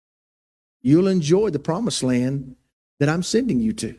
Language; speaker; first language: English; native; English